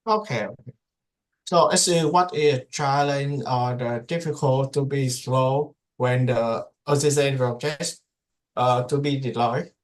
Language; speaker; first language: English; non-native, learner; Indonesian